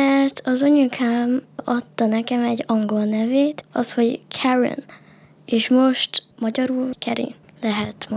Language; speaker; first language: Hungarian; early bilingual, other home language; Chinese